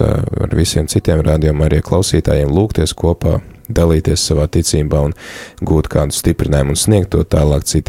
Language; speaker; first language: Latvian; native; Latvian